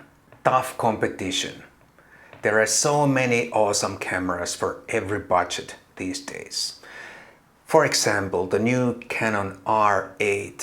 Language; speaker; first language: English; non-native, fluent; Finnish